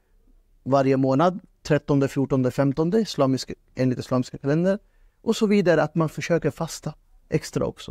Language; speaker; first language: Swedish; non-native, fluent; Urdu